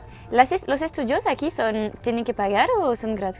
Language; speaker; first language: Spanish; non-native, learner; French